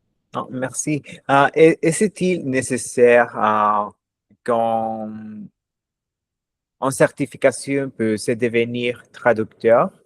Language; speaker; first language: French; non-native, learner; Spanish